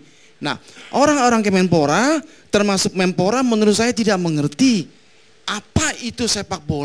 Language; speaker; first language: Indonesian; native; Indonesian